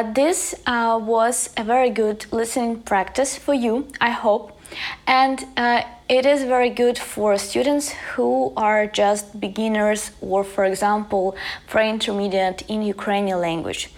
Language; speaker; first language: English; non-native, fluent; Ukrainian